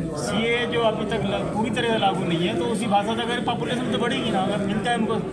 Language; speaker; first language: Hindi; native; Hindi